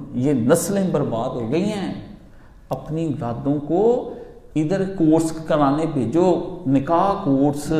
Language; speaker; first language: Urdu; non-native, local second language; Punjabi